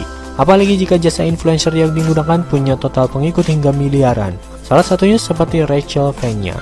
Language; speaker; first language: Indonesian; native; Indonesian